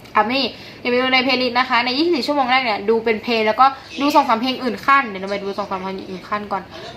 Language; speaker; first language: Thai; native; Thai